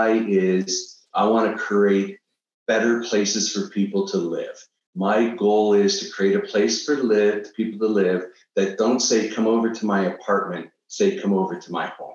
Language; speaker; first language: English; native; English